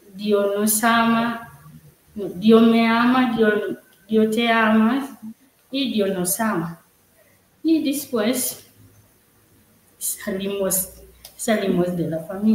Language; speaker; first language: Spanish; non-native, learner; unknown